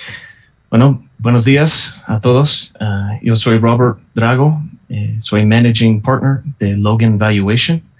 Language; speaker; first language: Spanish; non-native, fluent; English